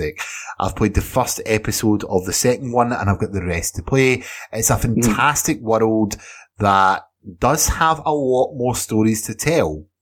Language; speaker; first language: English; native; English